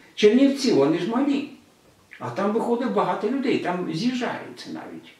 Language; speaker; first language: Ukrainian; non-native, local second language; Russian